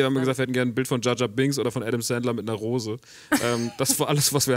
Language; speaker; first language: German; native; German